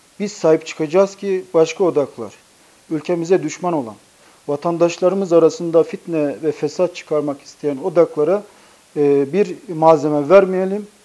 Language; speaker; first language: Turkish; native; Turkish